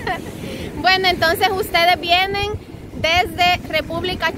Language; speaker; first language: Spanish; native; Spanish